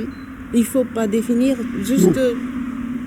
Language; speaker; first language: French; non-native, fluent; Japanese